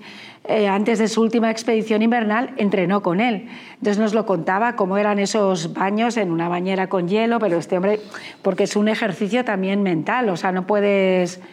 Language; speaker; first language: Spanish; native; Spanish